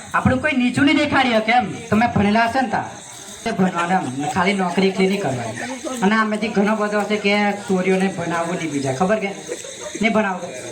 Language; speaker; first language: Gujarati; non-native, local second language; Rathawi